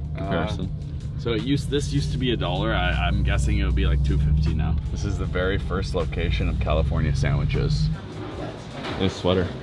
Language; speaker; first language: English; native; English